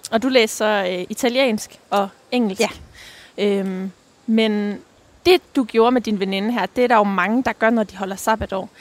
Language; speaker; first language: Danish; native; Danish